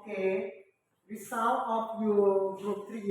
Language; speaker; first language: English; non-native, learner; Indonesian